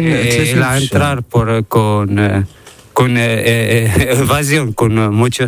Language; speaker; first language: Spanish; non-native, learner; Arabic